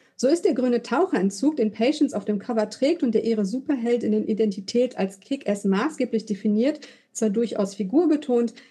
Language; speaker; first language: German; native; German